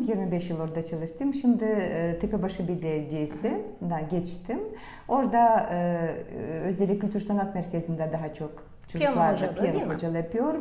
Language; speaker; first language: Turkish; non-native, fluent; Russian